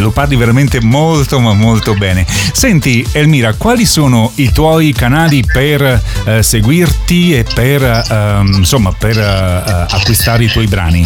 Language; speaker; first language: Italian; native; Italian